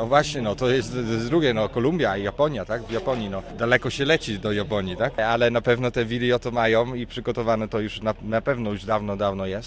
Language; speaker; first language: Polish; early bilingual, heritage; Polish